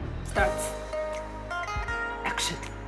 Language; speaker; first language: English; non-native, learner; Chinese